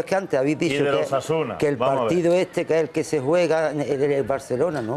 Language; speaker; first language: Spanish; native; Spanish